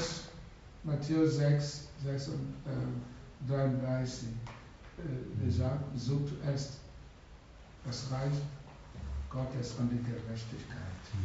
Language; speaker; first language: German; non-native, learner; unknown